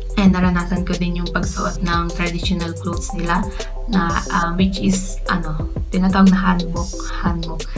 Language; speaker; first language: Filipino; native; Filipino